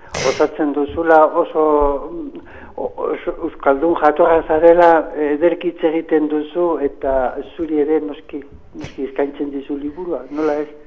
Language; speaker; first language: Basque; non-native, local second language; Spanish